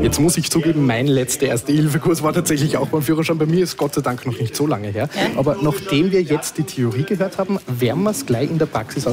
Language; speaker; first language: German; native; German